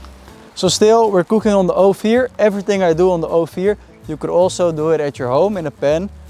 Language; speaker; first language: English; non-native, fluent; Dutch